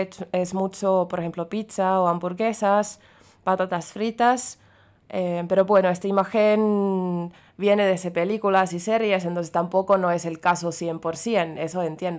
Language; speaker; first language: Spanish; non-native, fluent; Finnish